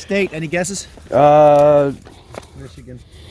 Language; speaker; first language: English; native; English